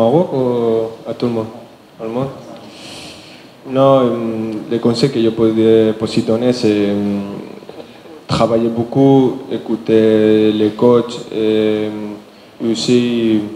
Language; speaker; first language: French; non-native, learner; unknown